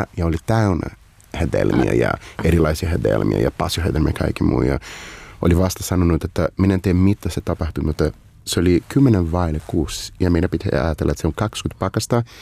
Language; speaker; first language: Finnish; non-native, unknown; Portuguese